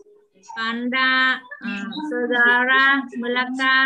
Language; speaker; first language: Indonesian; non-native, learner; Vietnamese